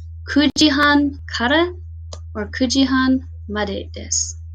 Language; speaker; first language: Japanese; non-native, fluent; English